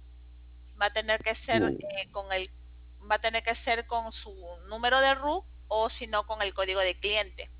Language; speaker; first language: Spanish; native; Spanish